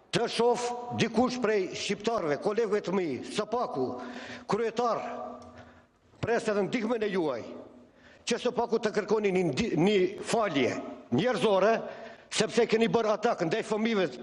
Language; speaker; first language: Albanian; non-native, local second language; Romany